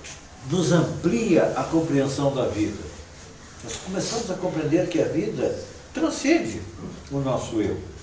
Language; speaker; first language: Portuguese; native; Portuguese